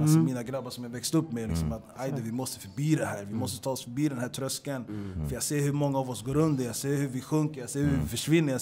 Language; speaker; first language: Swedish; early bilingual, other home language; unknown